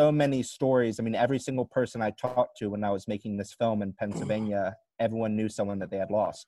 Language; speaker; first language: English; native; English